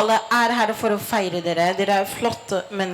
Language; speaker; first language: Swedish; non-native, fluent; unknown